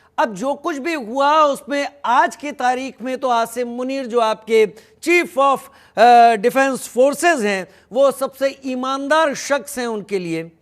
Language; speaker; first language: Hindi; native; Hindi